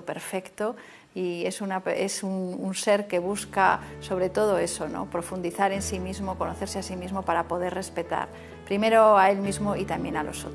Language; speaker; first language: Spanish; native; Spanish